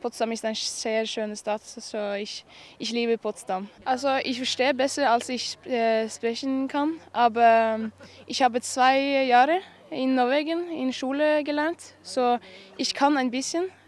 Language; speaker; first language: German; non-native, learner; Norwegian